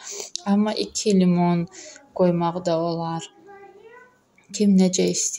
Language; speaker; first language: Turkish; non-native, learner; Azerbaijani